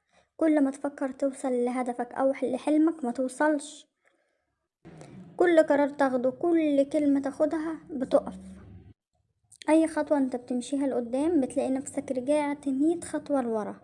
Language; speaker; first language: Arabic; native; Arabic